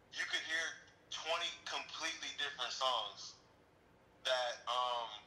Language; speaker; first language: English; native; English